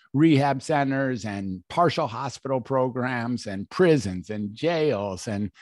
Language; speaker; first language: English; native; English